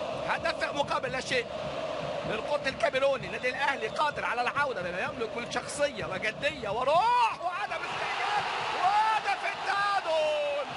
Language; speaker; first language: Arabic; native; Arabic